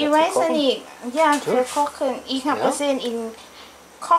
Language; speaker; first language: German; non-native, learner; Thai